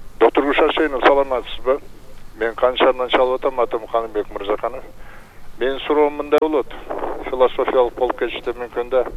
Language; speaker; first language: Kyrgyz; native; Kyrgyz